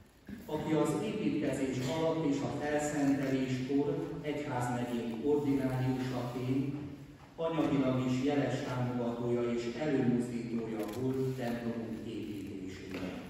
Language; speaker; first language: Hungarian; native; Hungarian